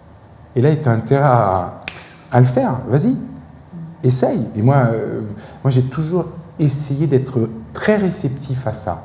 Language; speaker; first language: French; native; French